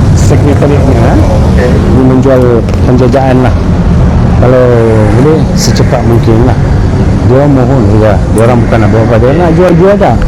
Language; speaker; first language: Malay; native; Malay